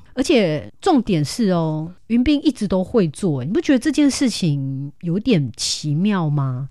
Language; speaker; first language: Chinese; native; Chinese